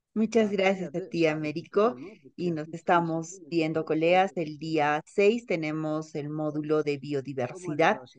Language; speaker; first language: Spanish; native; Spanish